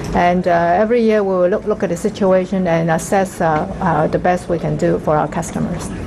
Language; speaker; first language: English; non-native, local second language; Cantonese